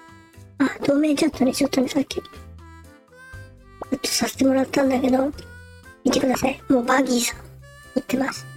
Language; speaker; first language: Japanese; native; Japanese